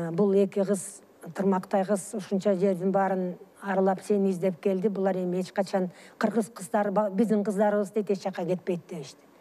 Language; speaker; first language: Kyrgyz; early bilingual, other home language; Russian